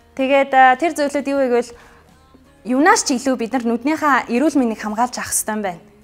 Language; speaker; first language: Mongolian; non-native, fluent; English